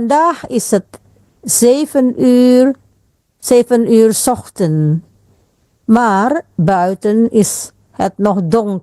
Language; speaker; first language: Dutch; non-native, fluent; Indonesian